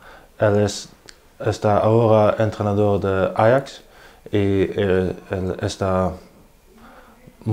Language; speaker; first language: Spanish; non-native, learner; Dutch